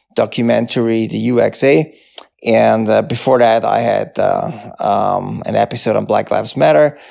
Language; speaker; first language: English; non-native, fluent; German